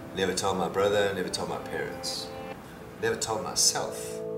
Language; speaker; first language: English; native; English